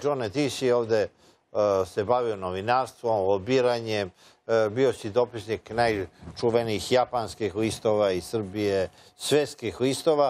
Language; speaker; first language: Serbian; native; Serbian